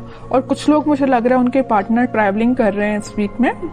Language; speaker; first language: Hindi; native; Hindi